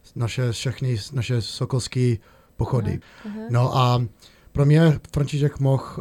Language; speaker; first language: Czech; early bilingual, heritage; Czech